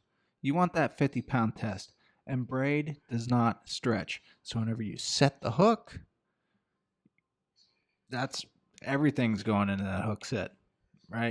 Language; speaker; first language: English; native; English